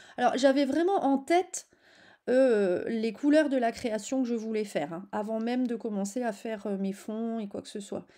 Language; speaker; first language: French; native; French